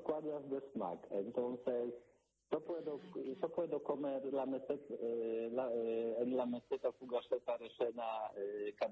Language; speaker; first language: Spanish; non-native, learner; Polish